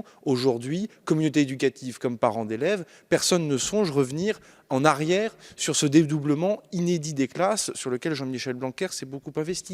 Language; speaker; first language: French; native; French